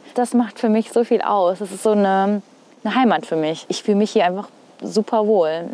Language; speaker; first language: German; native; German